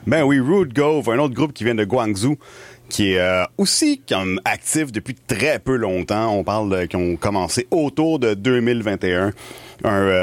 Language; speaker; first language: French; native; French